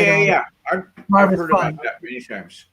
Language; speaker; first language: English; native; English